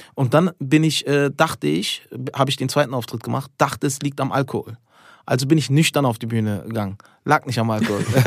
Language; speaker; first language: German; early bilingual, other home language; Turkish